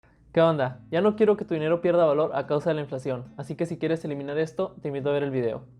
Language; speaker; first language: Spanish; native; Spanish